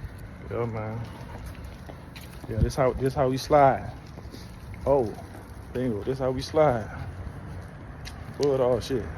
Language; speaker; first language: English; native; English